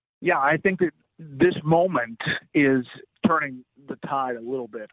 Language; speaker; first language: English; native; English